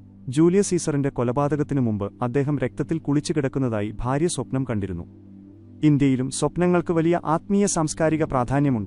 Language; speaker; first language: Malayalam; native; Malayalam